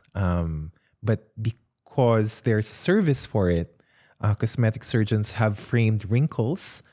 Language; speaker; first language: English; non-native, local second language; Filipino